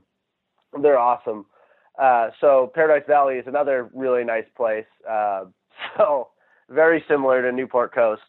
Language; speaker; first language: English; native; English